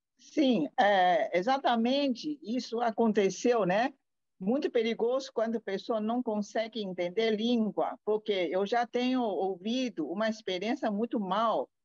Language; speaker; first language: Portuguese; non-native, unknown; Chinese